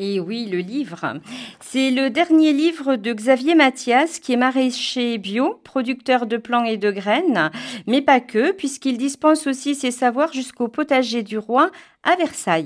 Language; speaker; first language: French; native; French